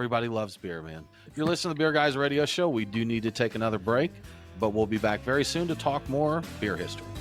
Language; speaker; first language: English; native; English